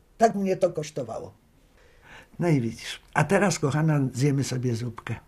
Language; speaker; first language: Polish; native; Polish